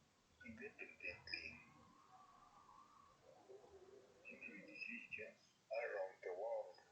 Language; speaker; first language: English; non-native, learner; Spanish